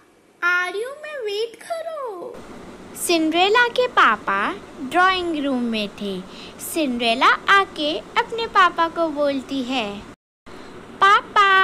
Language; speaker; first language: Hindi; native; Hindi